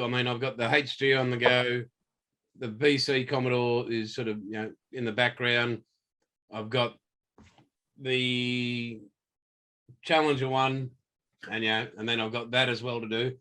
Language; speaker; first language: English; native; English